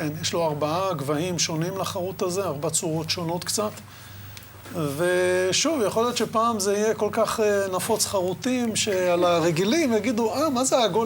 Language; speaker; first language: Hebrew; native; Hebrew